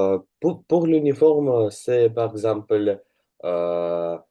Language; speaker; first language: French; non-native, learner; Russian